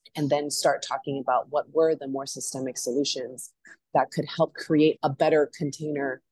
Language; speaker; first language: English; native; English